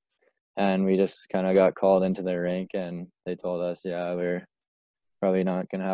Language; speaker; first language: English; native; English